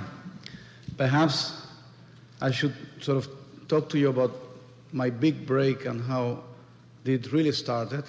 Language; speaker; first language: English; non-native, fluent; Spanish